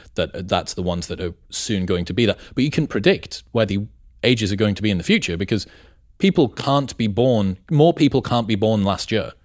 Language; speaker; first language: English; native; English